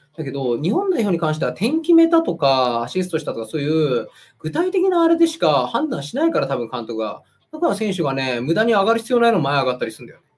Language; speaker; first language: Japanese; native; Japanese